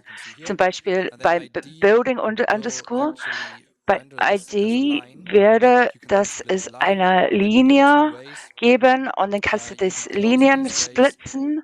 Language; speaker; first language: German; non-native, learner; English